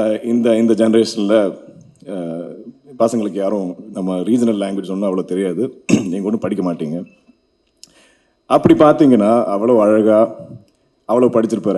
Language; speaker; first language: Tamil; non-native, local second language; Malayalam